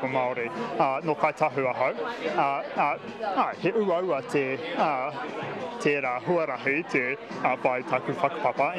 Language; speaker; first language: Māori; non-native, local second language; English